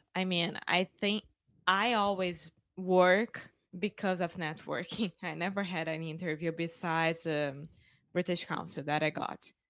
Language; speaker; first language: English; non-native, fluent; Portuguese